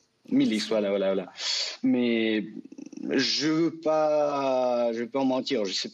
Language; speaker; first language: French; non-native, fluent; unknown